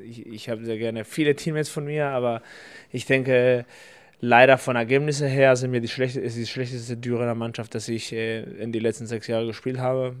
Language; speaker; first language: German; non-native, fluent; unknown